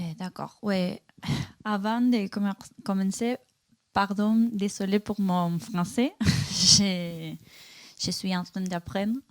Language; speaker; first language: French; non-native, learner; Spanish